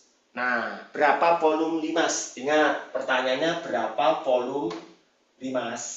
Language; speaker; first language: Indonesian; native; Indonesian